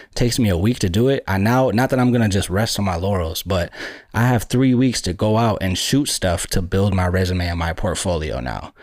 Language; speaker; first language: English; native; English